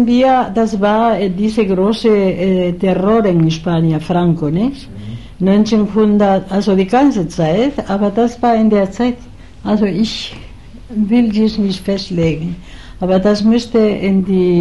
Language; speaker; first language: German; non-native, fluent; Spanish